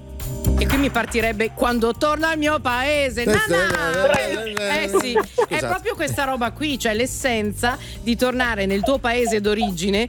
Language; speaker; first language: Italian; native; Italian